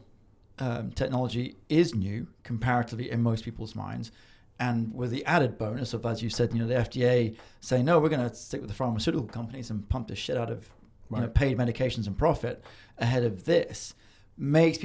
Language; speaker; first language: English; native; English